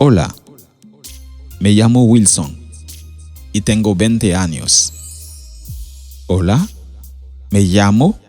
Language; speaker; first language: Spanish; non-native, fluent; Haitian Creole